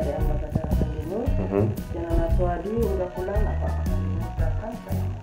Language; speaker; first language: Indonesian; non-native, learner; Amharic